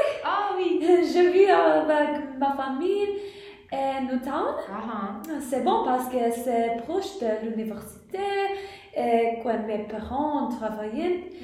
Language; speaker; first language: French; non-native, learner; English